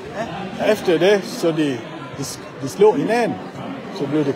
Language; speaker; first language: Danish; non-native, learner; Achinese